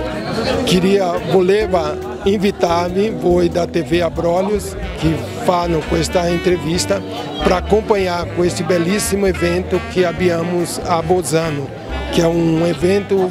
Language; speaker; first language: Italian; non-native, learner; Portuguese